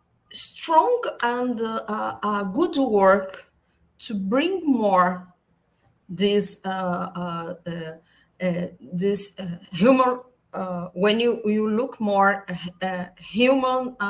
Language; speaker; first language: English; non-native, learner; Portuguese